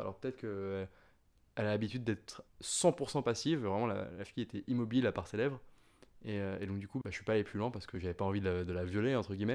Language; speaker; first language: French; native; French